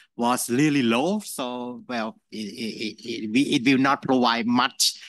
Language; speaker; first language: English; non-native, fluent; Thai